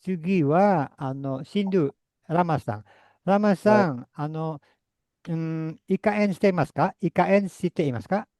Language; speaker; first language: Japanese; non-native, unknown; Indonesian